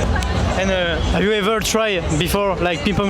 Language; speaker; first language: English; non-native, learner; French